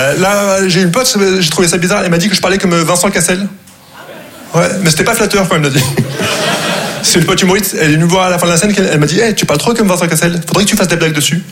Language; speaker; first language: French; non-native, local second language; Arabic